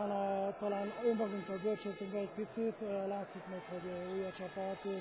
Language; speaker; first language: Hungarian; native; Hungarian